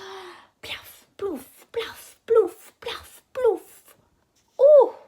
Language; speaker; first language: French; non-native, fluent; English